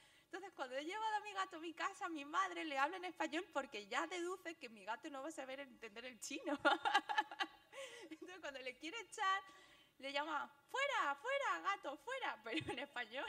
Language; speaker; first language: Spanish; early bilingual, other home language; Chinese